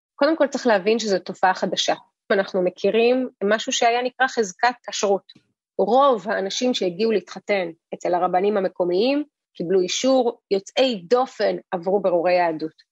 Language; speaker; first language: Hebrew; early bilingual, other home language; Russian